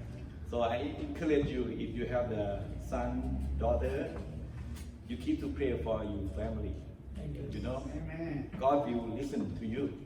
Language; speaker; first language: English; non-native, learner; Thai